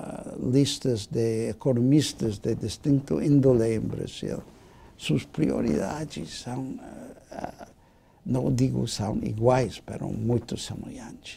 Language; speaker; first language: Portuguese; non-native, fluent; English